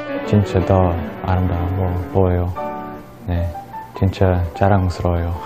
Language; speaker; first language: Korean; non-native, learner; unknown